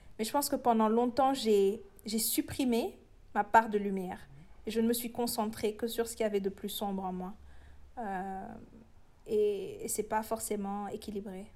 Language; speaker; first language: French; non-native, local second language; Wolof